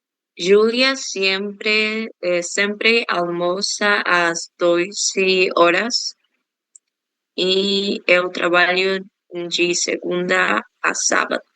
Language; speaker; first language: Portuguese; non-native, learner; Spanish